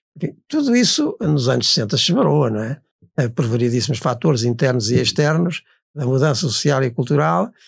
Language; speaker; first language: Portuguese; native; Portuguese